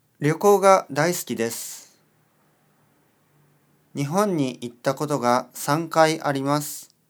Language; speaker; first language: Japanese; non-native, learner; Swedish